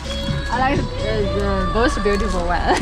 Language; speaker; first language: English; non-native, learner; Chinese